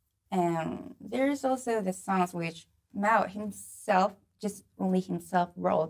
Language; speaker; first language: English; non-native, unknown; Japanese